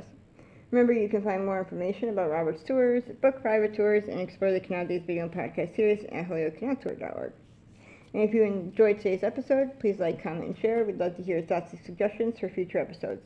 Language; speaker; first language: English; native; English